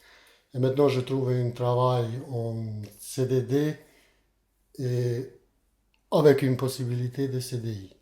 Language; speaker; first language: French; non-native, learner; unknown